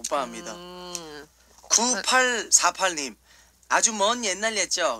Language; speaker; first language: Korean; native; Korean